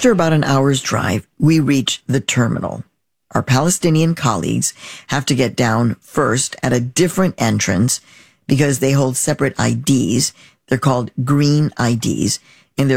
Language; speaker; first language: English; native; English